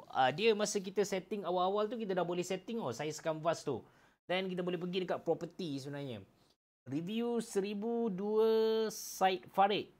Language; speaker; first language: Malay; native; Malay